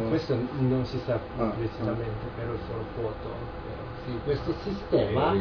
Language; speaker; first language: Italian; non-native, learner; Japanese